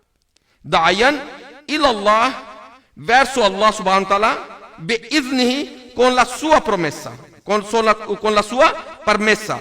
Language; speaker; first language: Italian; non-native, learner; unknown